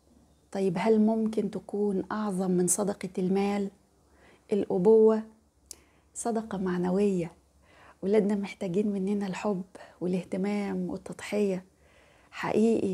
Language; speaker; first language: Arabic; native; Arabic